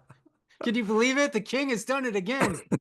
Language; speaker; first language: English; native; English